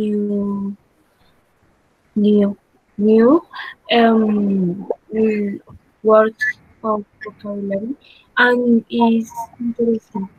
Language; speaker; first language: English; non-native, learner; Spanish